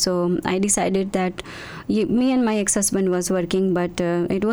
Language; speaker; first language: English; non-native, local second language; Gujarati